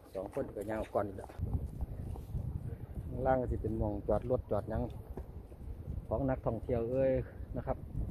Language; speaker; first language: Thai; native; Thai